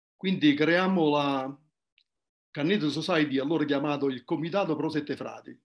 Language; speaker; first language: Italian; native; Italian